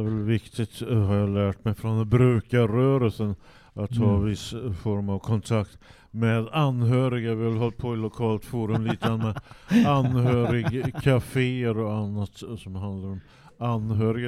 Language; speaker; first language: Swedish; native; Swedish